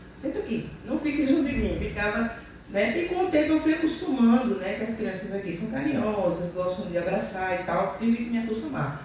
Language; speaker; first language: Portuguese; native; Portuguese